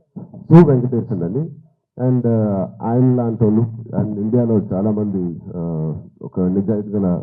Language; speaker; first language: Telugu; native; Telugu